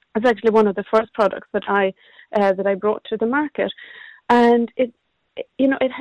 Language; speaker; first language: English; non-native, fluent; Swedish